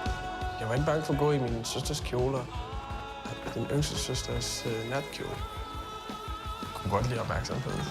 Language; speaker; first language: Danish; non-native, fluent; Persian